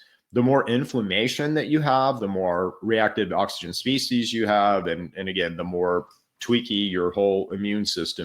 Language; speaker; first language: English; native; English